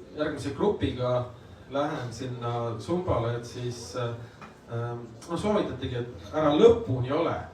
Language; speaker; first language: Estonian; native; Estonian